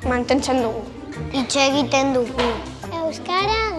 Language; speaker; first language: Basque; non-native, local second language; Spanish